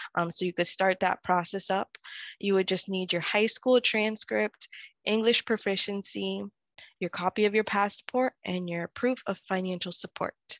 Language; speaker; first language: English; early bilingual, other home language; Spanish